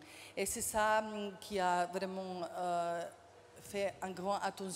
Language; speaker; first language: French; non-native, fluent; Slovenian